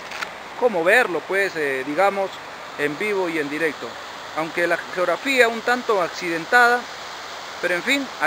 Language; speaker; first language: Spanish; native; Spanish